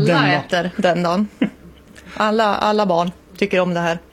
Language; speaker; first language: Swedish; native; Swedish